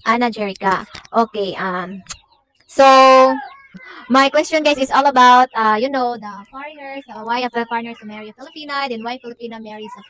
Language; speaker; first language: English; non-native, local second language; Cebuano